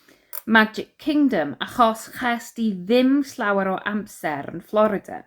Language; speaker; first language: Welsh; non-native, fluent; English